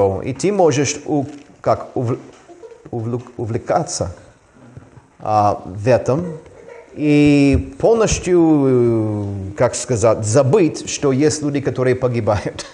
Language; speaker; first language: Russian; non-native, fluent; English